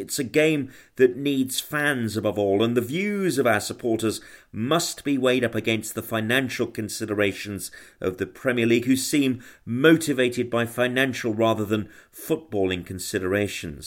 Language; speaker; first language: English; native; English